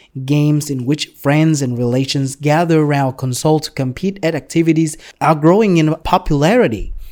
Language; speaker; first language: English; non-native, fluent; Vietnamese